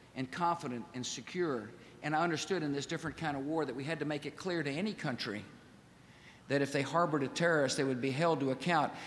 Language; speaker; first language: English; native; English